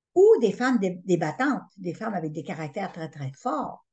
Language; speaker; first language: French; native; French